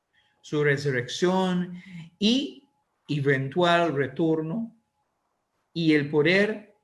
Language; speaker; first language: Spanish; non-native, learner; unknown